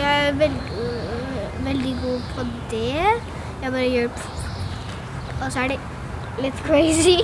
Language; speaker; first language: Norwegian; early bilingual, heritage; Norwegian